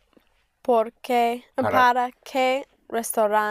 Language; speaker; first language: Spanish; non-native, learner; English